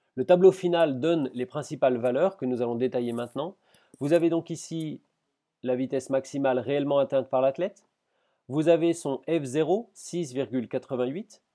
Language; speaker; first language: French; native; French